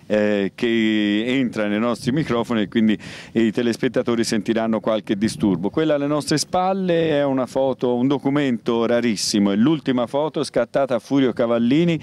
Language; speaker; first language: Italian; native; Italian